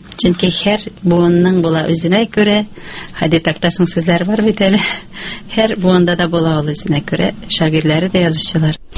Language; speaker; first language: Tatar; native; Tatar